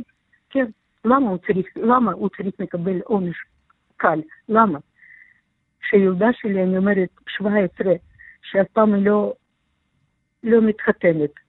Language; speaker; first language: Hebrew; non-native, learner; Russian